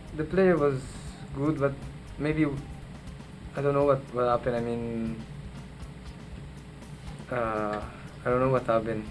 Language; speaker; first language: English; non-native, learner; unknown